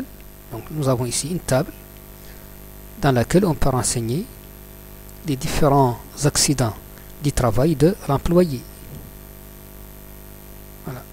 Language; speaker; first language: French; non-native, local second language; Arabic